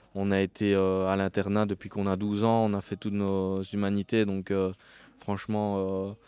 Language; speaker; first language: French; native; French